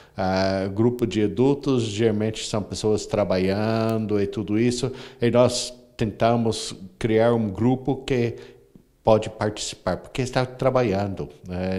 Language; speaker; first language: Portuguese; non-native, fluent; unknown